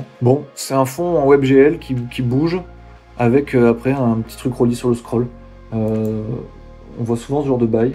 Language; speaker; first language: French; native; French